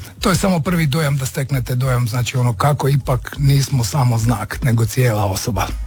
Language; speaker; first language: Croatian; native; Croatian